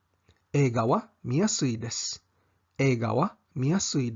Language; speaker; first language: Japanese; non-native, fluent; English